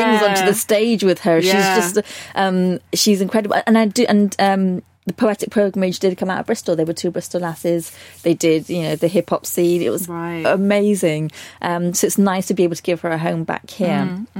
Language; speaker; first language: English; native; English